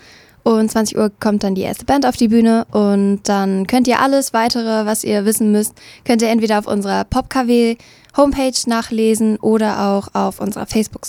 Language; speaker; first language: German; native; German